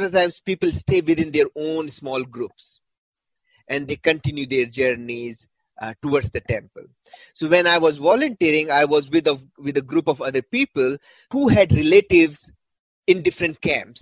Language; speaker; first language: English; non-native, local second language; Hindi